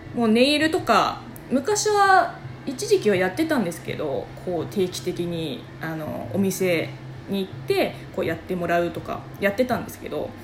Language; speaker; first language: Japanese; non-native, fluent; Chinese